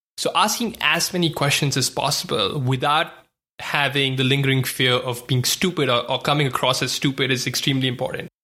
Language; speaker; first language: English; non-native, local second language; Hindi